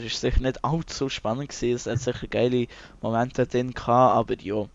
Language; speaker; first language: German; native; German